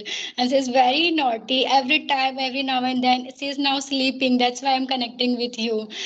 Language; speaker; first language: English; non-native, learner; Hindi